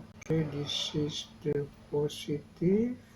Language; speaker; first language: English; non-native, learner; Indonesian